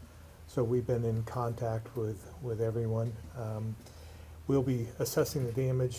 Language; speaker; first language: English; native; English